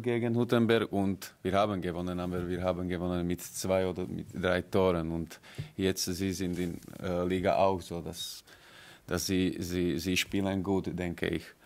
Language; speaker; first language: German; non-native, learner; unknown